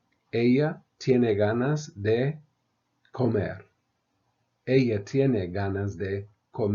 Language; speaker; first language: Spanish; non-native, fluent; English